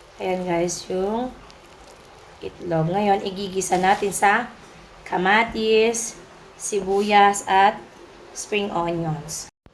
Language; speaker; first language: Filipino; non-native, local second language; Iloko